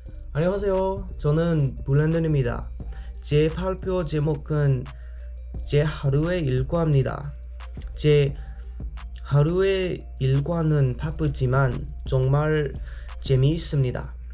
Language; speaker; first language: Korean; non-native, learner; English